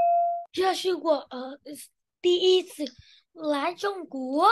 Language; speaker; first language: Chinese; non-native, learner; Vietnamese